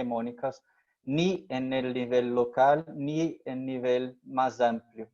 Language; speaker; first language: Spanish; non-native, fluent; Portuguese